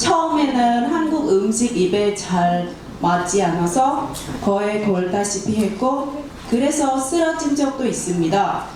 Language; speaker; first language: Korean; non-native, learner; Khmer